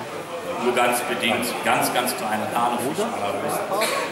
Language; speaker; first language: German; native; German